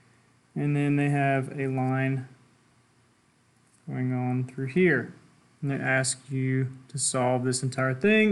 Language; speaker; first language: English; native; English